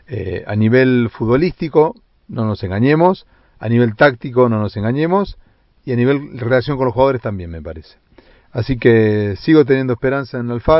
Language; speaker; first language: Spanish; native; Spanish